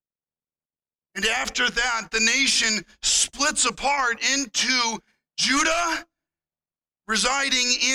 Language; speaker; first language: English; native; English